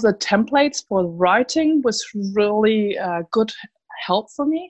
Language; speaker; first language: English; non-native, fluent; Danish